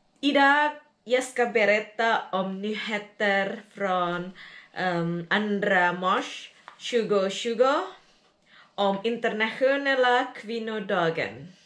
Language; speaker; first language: Swedish; non-native, learner; Indonesian